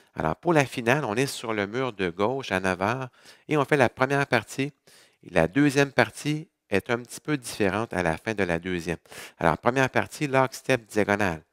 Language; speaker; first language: French; native; French